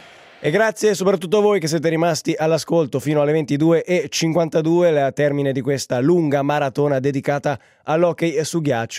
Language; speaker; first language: Italian; native; Italian